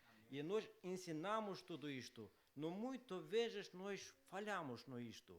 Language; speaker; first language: Portuguese; non-native, learner; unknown